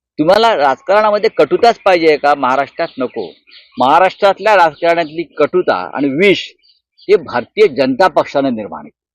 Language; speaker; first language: Marathi; native; Marathi